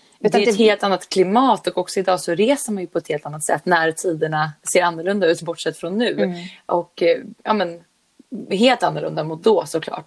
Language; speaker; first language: Swedish; native; Swedish